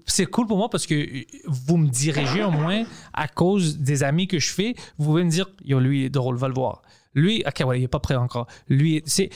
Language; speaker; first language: French; non-native, local second language; English